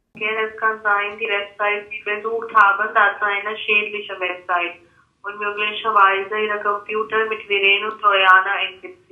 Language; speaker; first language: German; non-native, learner; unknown